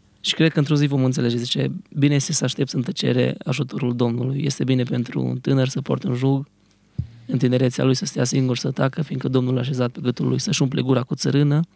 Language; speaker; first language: Romanian; early bilingual, heritage; Romanian